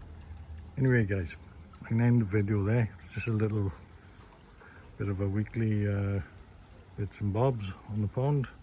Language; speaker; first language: English; native; English